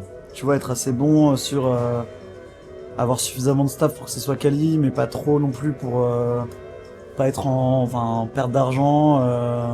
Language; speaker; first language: French; native; French